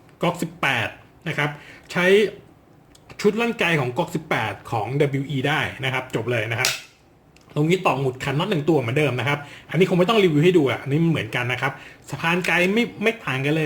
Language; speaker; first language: Thai; native; Thai